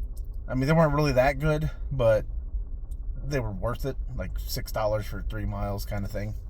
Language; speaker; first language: English; native; English